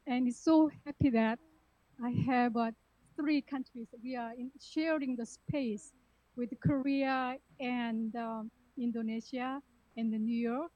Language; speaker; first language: English; non-native, learner; Korean